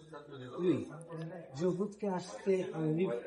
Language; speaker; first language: French; non-native, learner; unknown